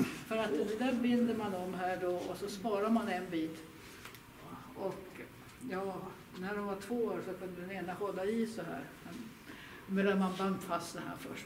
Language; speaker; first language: Swedish; native; Swedish